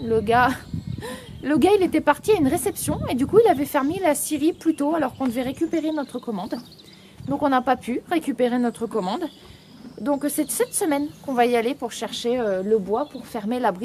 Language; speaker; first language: French; native; French